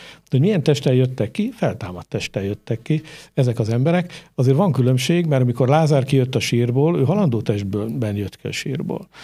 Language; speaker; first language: Hungarian; native; Hungarian